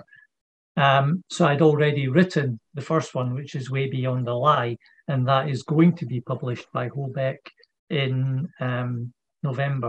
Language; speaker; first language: English; native; English